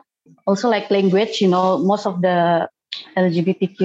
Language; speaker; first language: English; non-native, local second language; Malay